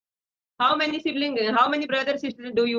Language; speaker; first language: English; non-native, learner; Hindi